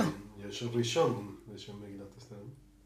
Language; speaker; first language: Hebrew; non-native, fluent; French